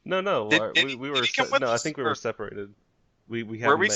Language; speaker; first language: English; native; English